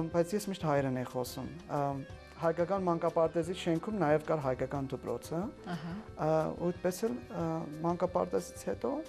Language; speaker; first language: Armenian; early bilingual, heritage; Armenian